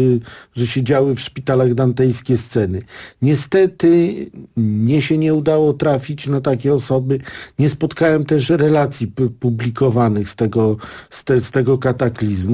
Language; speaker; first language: Polish; native; Polish